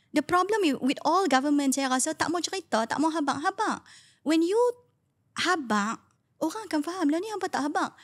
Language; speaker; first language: Malay; native; Malay